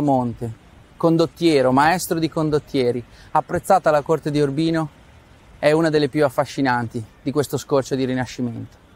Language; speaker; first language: Italian; native; Italian